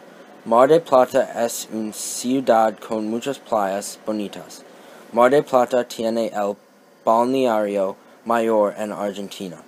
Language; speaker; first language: Spanish; non-native, learner; English